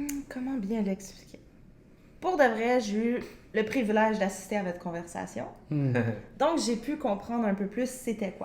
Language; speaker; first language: French; native; French